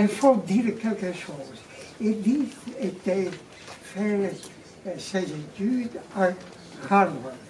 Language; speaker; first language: French; non-native, fluent; Greek